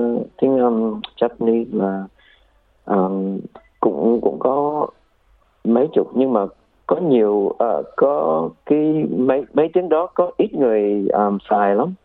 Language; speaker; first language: Vietnamese; early bilingual, heritage; Vietnamese